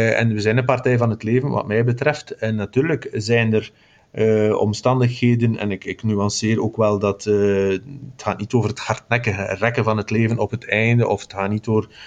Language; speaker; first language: Dutch; native; Dutch